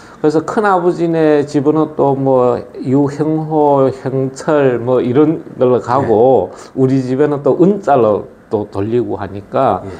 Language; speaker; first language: Korean; early bilingual, other home language; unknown